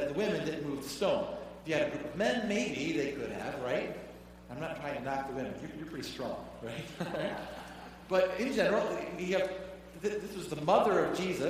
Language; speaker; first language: English; native; English